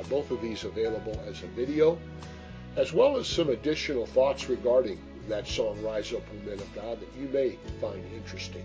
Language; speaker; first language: English; native; English